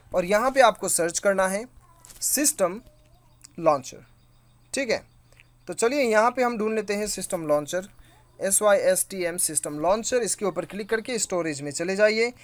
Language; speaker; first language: Hindi; native; Hindi